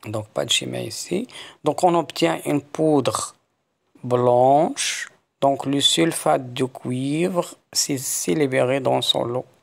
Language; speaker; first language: French; non-native, local second language; Arabic